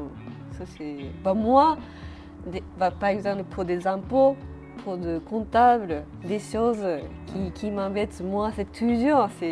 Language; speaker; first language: French; non-native, learner; Japanese